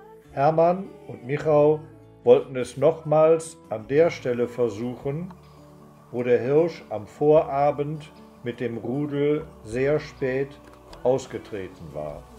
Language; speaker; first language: German; native; German